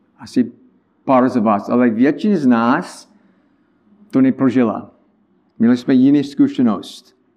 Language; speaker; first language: Czech; non-native, learner; English